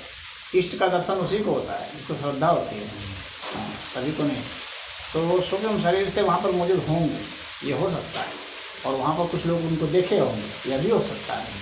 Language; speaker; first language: Hindi; native; Hindi